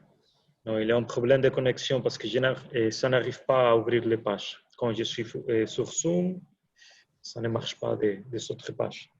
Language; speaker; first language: French; non-native, fluent; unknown